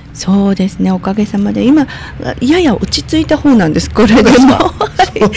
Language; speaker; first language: Japanese; native; Japanese